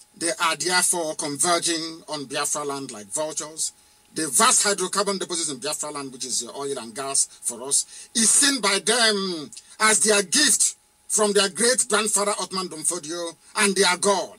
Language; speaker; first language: English; non-native, local second language; Igbo